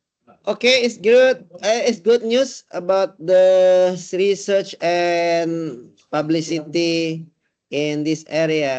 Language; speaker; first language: English; non-native, learner; Indonesian